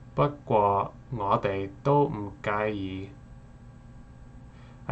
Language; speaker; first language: Cantonese; non-native, learner; English